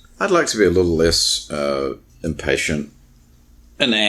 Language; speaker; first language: English; native; English